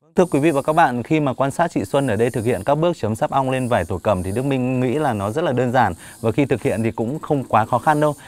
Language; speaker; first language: Vietnamese; native; Vietnamese